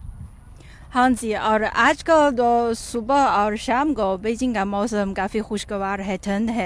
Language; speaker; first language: Hindi; non-native, fluent; Chinese